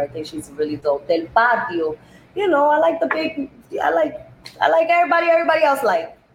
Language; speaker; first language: English; early bilingual, other home language; Spanish